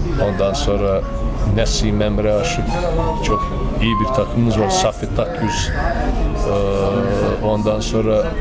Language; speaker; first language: Turkish; non-native, fluent; Serbian